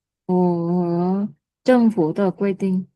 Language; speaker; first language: Chinese; non-native, learner; Vietnamese